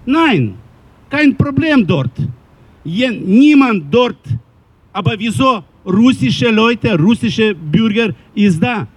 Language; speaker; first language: German; non-native, learner; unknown